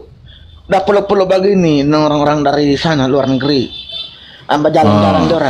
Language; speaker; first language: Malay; non-native, local second language; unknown